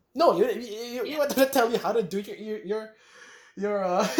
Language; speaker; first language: English; native; English